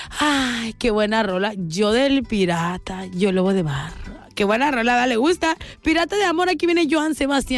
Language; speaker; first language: Spanish; native; Spanish